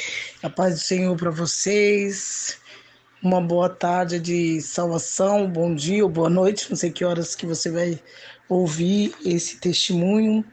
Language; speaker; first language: Portuguese; native; Portuguese